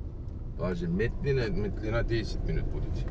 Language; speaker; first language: Russian; non-native, learner; Turkish